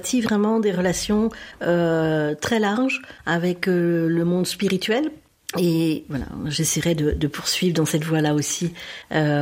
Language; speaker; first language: French; native; French